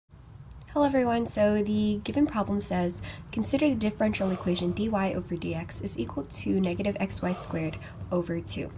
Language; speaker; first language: English; native; English